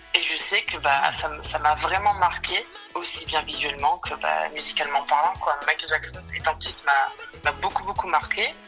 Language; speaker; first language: French; native; French